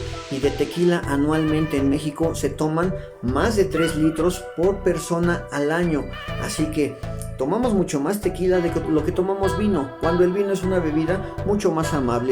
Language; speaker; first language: Spanish; native; Spanish